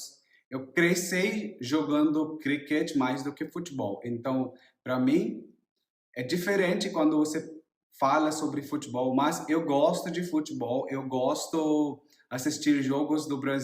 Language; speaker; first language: Portuguese; non-native, learner; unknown